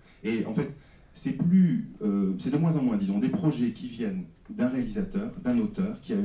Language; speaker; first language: French; native; French